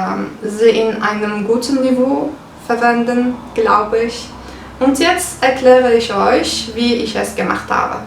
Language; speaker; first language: German; non-native, fluent; Turkish